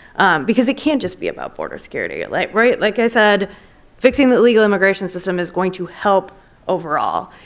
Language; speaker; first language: English; native; English